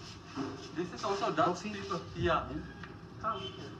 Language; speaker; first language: English; non-native, learner; Indonesian